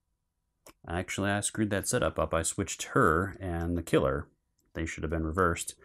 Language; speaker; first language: English; native; English